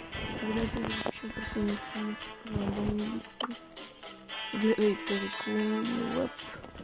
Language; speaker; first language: Bulgarian; native; Bulgarian